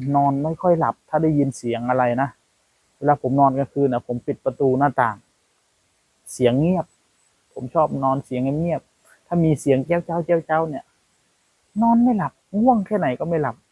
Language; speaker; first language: Thai; native; Thai